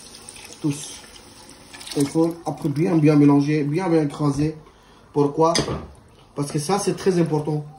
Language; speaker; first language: French; non-native, learner; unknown